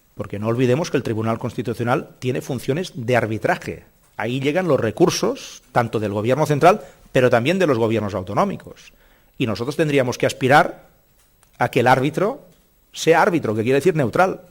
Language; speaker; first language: Spanish; non-native, local second language; Catalan